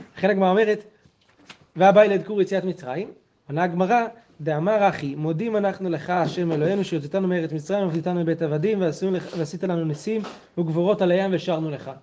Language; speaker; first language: Hebrew; native; Hebrew